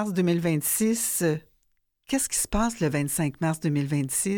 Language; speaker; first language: French; native; French